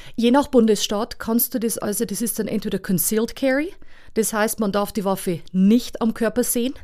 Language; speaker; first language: German; native; German